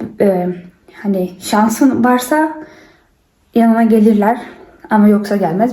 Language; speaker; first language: Turkish; early bilingual, heritage; Turkish